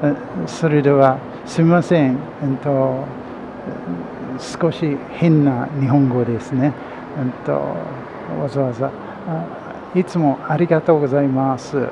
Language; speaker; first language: Japanese; non-native, learner; English